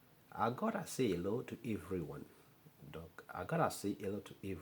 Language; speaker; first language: English; non-native, learner; Haitian Creole